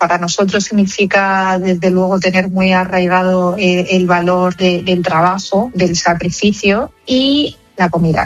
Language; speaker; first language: Spanish; native; Spanish